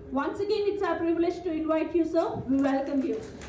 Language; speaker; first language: English; non-native, local second language; Telugu